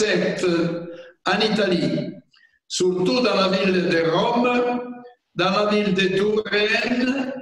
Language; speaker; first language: French; non-native, fluent; Italian